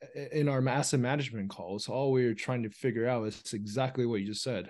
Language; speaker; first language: English; early bilingual, other home language; Chinese